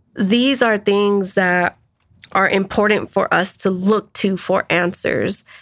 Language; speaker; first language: English; native; English